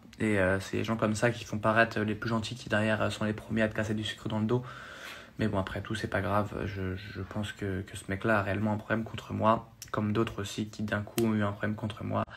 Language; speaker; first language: French; native; French